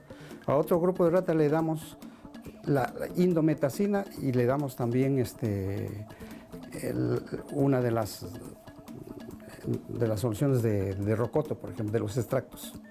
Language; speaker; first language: Spanish; native; Spanish